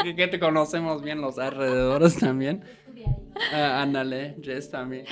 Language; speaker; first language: Spanish; non-native, fluent; German